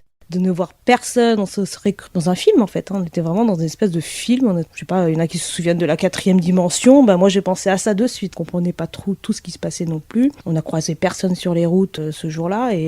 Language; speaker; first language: French; native; French